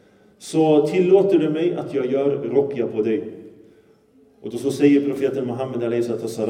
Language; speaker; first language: Swedish; early bilingual, other home language; Arabic